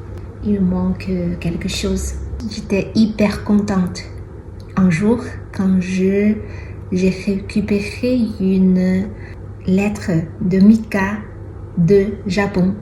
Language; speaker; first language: French; non-native, fluent; Chinese